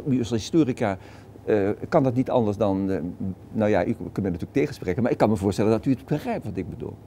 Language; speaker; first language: Dutch; native; Dutch